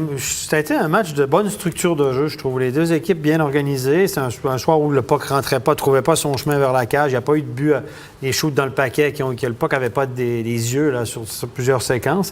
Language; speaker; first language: French; native; French